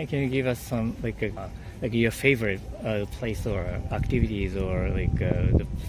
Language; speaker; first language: English; non-native, learner; Japanese